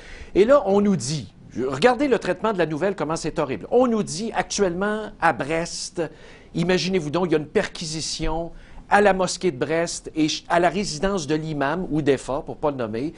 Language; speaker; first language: French; native; French